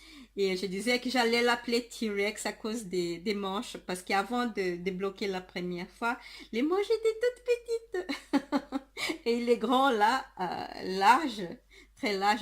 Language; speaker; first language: French; non-native, fluent; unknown